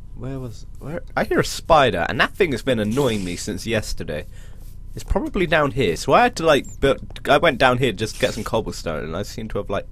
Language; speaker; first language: English; native; English